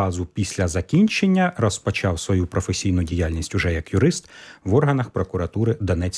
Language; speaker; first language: Ukrainian; native; Ukrainian